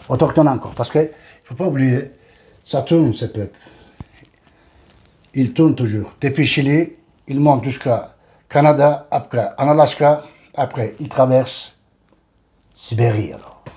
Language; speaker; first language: French; non-native, learner; Turkish